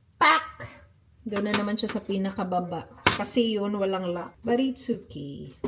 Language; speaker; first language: Filipino; native; Filipino